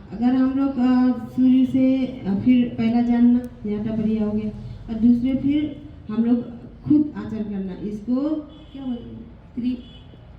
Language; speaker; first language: Hindi; non-native, learner; Burmese